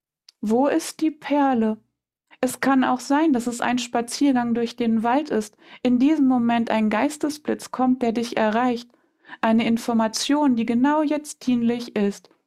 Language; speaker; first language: German; native; German